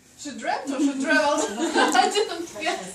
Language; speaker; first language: English; non-native, fluent; Russian